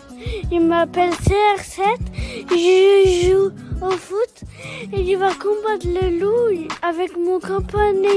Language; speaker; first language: French; non-native, learner; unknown